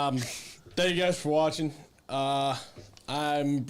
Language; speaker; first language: English; native; English